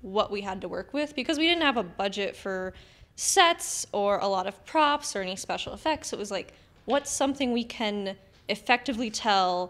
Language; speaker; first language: English; native; English